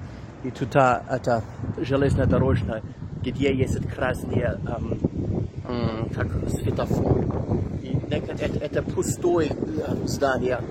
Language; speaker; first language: Russian; non-native, learner; English